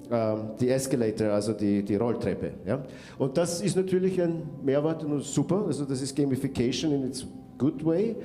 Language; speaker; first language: German; native; German